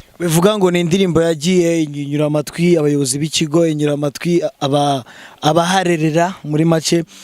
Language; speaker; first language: Kinyarwanda; native; Kinyarwanda